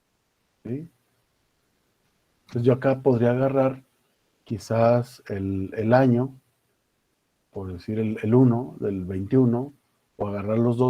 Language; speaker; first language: Spanish; native; Spanish